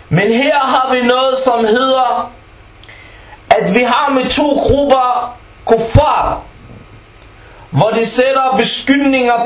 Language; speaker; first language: Danish; non-native, fluent; Arabic